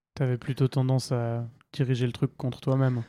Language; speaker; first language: French; native; French